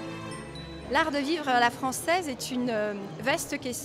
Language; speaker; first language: French; native; French